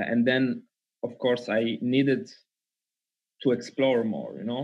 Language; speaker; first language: English; non-native, learner; Italian